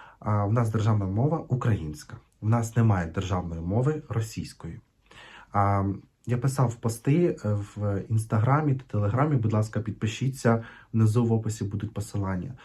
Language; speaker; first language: Ukrainian; non-native, local second language; Russian